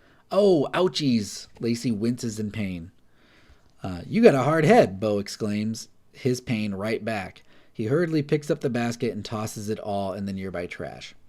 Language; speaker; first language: English; native; English